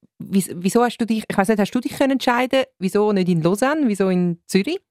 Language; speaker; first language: German; native; German